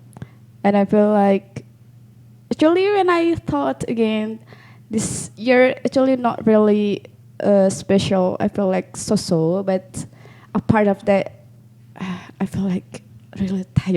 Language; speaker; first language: English; non-native, learner; Indonesian